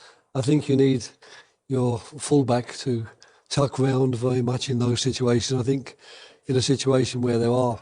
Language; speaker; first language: English; native; English